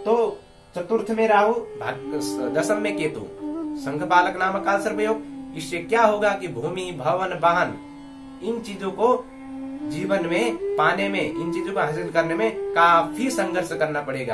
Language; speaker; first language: Hindi; native; Hindi